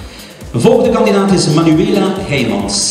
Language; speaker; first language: Dutch; native; Dutch